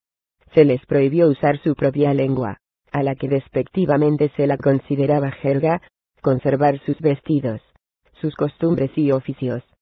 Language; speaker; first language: Spanish; native; Spanish